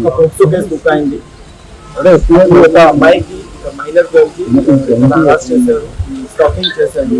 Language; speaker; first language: Telugu; non-native, local second language; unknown